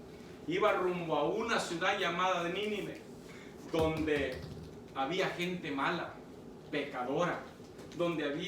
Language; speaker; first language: Spanish; native; Spanish